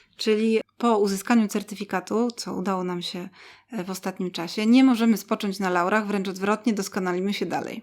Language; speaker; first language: Polish; native; Polish